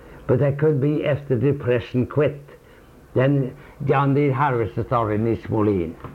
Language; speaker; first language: English; non-native, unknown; Swedish